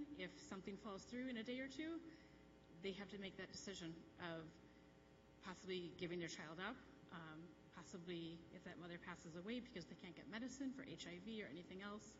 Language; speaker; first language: English; native; English